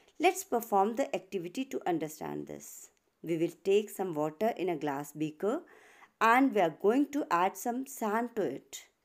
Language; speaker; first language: English; non-native, local second language; Hindi